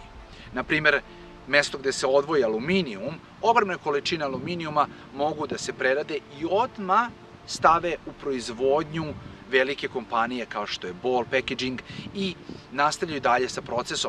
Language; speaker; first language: Serbian; native; Serbian